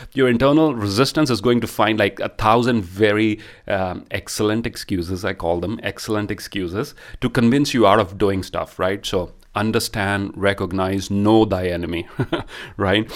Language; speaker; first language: English; non-native, local second language; Punjabi